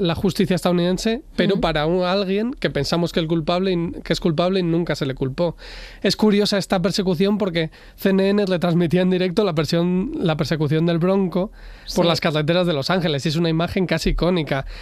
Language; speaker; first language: Spanish; native; Spanish